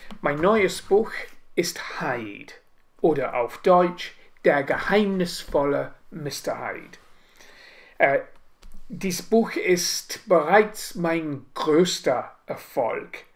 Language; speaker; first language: German; non-native, learner; English